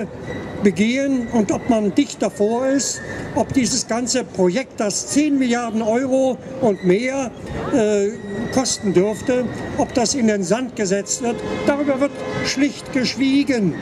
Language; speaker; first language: German; native; German